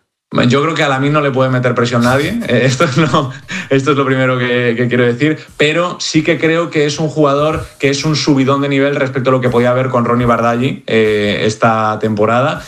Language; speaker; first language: Spanish; native; Spanish